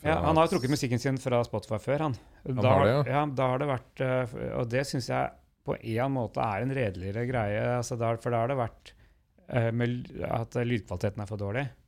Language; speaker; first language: Norwegian; native; Norwegian